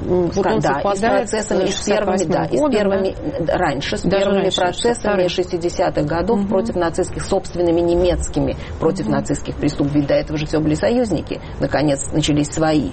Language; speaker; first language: Russian; native; Russian